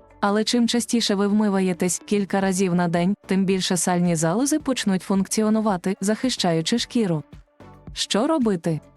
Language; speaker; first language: Ukrainian; native; Ukrainian